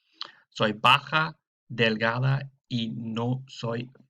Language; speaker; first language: Spanish; non-native, fluent; English